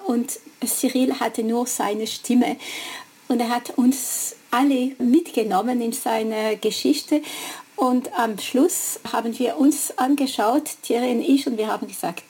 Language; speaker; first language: German; non-native, fluent; French